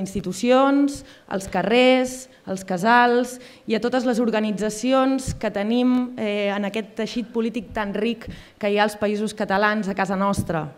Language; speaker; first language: Catalan; native; Catalan